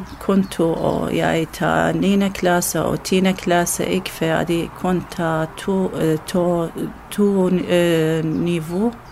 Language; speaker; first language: Danish; non-native, learner; Arabic